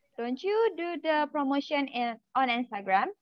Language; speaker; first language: English; non-native, learner; Malay